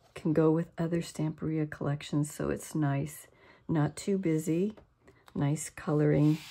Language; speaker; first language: English; native; English